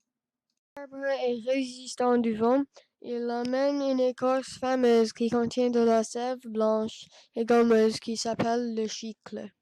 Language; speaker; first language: French; non-native, learner; English